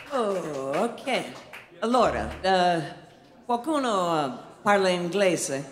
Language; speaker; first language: Italian; non-native, learner; English